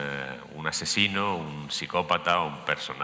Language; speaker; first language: Spanish; native; Spanish